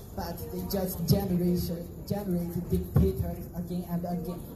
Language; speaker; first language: English; non-native, fluent; Chinese